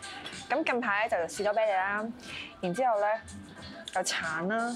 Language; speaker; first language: Cantonese; native; Cantonese